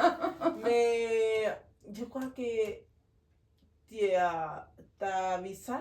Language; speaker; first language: French; non-native, learner; Spanish